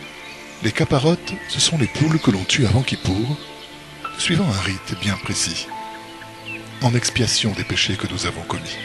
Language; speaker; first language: French; native; French